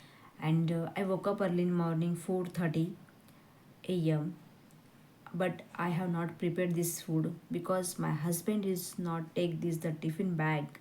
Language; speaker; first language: English; non-native, learner; Hindi